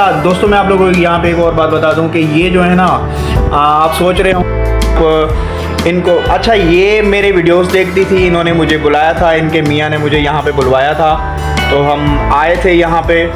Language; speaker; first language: Hindi; non-native, local second language; Sindhi